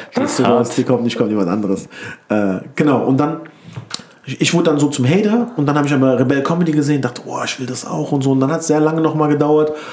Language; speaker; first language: German; early bilingual, other home language; Turkish